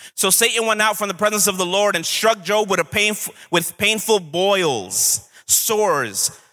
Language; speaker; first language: English; native; English